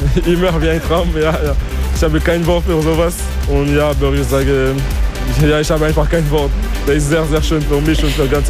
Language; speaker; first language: German; non-native, local second language; French